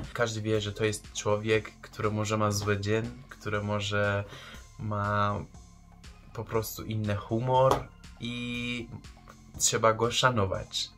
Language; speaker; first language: Polish; non-native, fluent; Persian